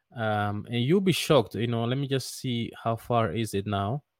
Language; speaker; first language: English; non-native, fluent; Dutch